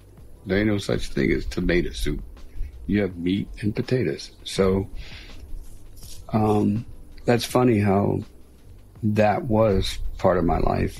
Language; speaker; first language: English; native; English